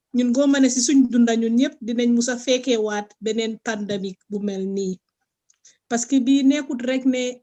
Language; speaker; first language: Wolof; non-native, local second language; Fula